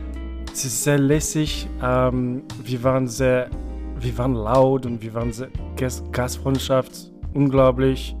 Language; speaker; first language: German; non-native, fluent; French